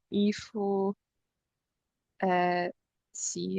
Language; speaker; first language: Chinese; non-native, learner; English